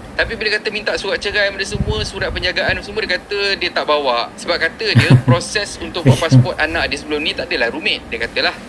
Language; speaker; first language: Malay; native; Malay